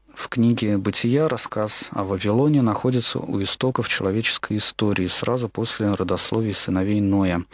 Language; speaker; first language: Russian; native; Russian